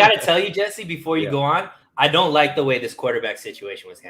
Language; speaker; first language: English; native; English